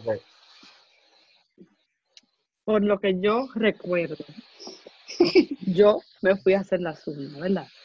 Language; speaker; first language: Spanish; early bilingual, heritage; Spanish